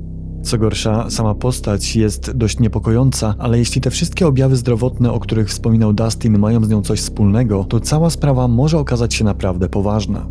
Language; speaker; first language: Polish; native; Polish